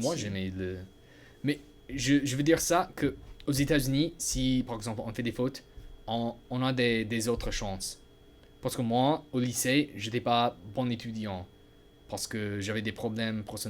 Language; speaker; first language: French; non-native, learner; English